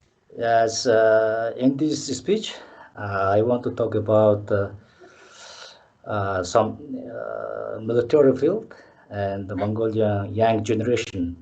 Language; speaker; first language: English; non-native, learner; Mongolian